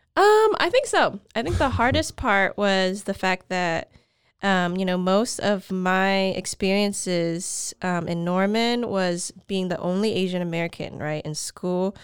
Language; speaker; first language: English; native; English